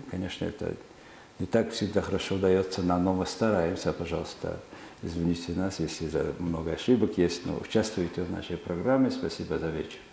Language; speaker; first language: Russian; non-native, fluent; Mongolian